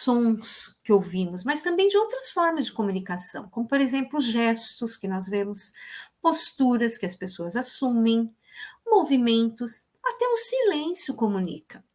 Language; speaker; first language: Portuguese; native; Portuguese